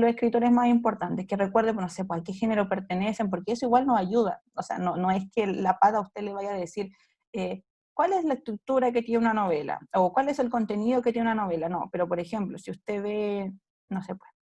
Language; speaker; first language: Spanish; native; Spanish